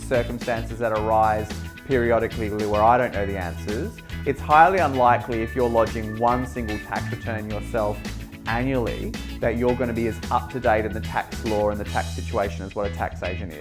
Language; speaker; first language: English; native; English